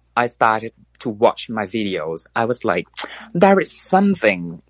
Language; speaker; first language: English; non-native, fluent; Thai